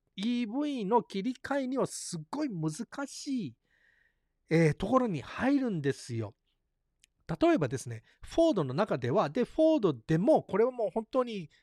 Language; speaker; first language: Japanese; early bilingual, heritage; Japanese